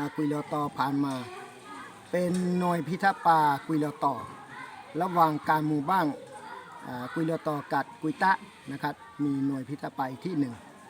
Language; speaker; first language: Thai; non-native, local second language; S'gaw Karen